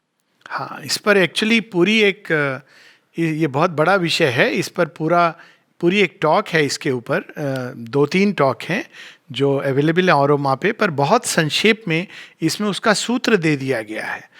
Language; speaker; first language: Hindi; native; Hindi